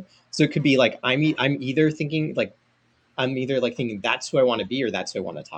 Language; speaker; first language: English; native; English